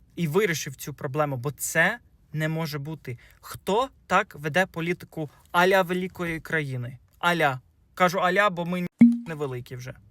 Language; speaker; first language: Ukrainian; early bilingual, heritage; Ukrainian